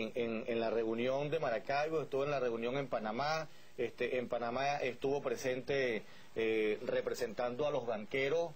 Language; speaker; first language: Spanish; native; Spanish